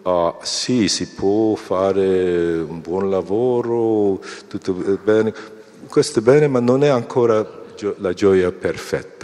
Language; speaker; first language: Italian; non-native, fluent; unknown